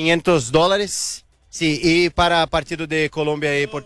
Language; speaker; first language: Spanish; non-native, learner; Portuguese